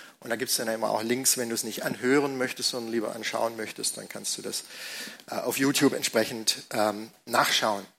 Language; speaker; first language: German; native; German